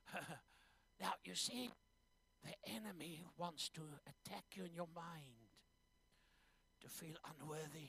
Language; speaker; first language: English; non-native, local second language; Afrikaans